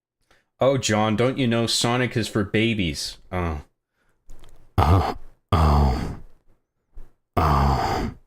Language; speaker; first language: English; native; English